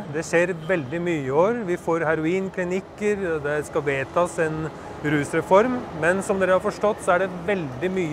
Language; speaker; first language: Norwegian; native; Norwegian